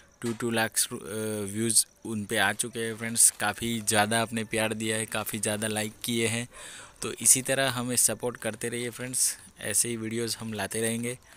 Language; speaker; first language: Hindi; native; Hindi